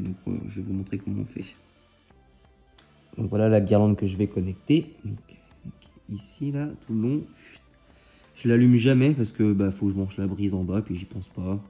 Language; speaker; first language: French; native; French